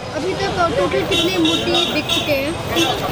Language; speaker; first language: Hindi; native; Hindi